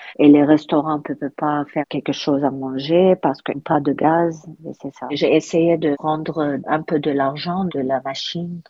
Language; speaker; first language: French; non-native, learner; Arabic